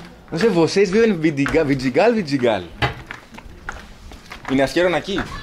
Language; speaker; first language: Portuguese; non-native, learner; Greek